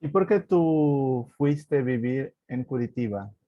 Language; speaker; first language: Spanish; non-native, fluent; Portuguese